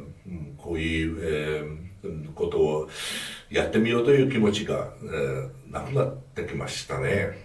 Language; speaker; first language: Japanese; non-native, fluent; Hungarian